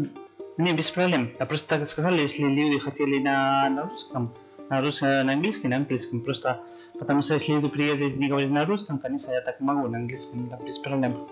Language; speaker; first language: Russian; non-native, learner; Spanish